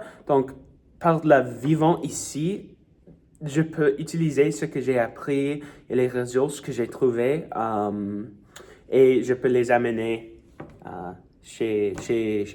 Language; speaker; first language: French; non-native, local second language; English